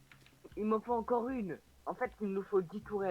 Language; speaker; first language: French; native; French